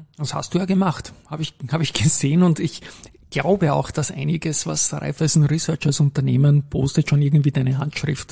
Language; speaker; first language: German; native; German